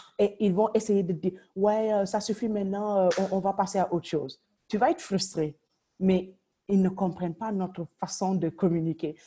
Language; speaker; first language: French; non-native, local second language; Wolof